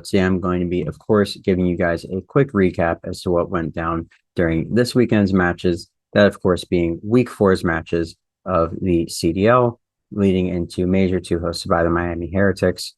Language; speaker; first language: English; native; English